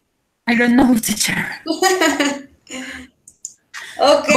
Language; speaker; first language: English; non-native, learner; Spanish